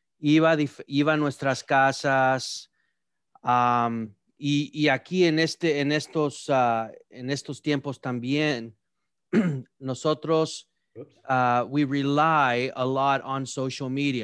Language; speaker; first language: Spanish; early bilingual, heritage; Spanish